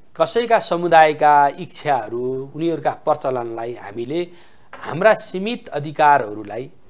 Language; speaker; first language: Nepali; native; Nepali